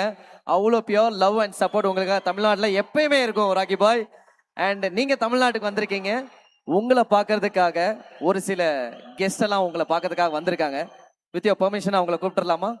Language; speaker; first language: Tamil; native; Tamil